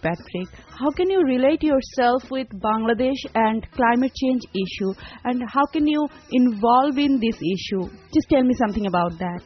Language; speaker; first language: English; non-native, local second language; Bangla